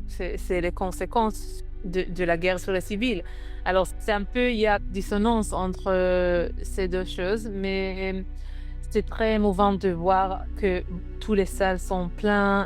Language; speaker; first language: French; non-native, learner; Hebrew